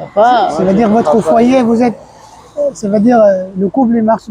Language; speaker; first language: French; non-native, learner; Arabic